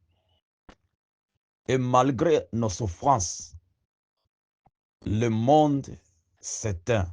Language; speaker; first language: French; non-native, local second language; Swahili